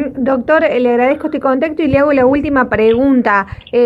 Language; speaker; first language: Spanish; native; Spanish